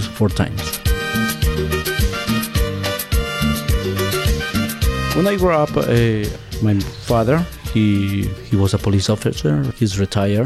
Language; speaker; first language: English; non-native, learner; Spanish